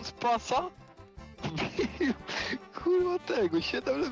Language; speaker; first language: Polish; native; Polish